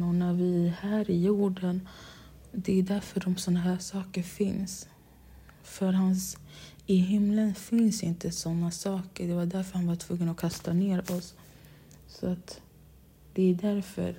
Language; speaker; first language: Swedish; non-native, local second language; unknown